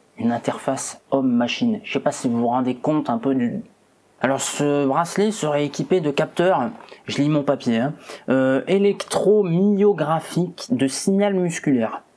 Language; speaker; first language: French; native; French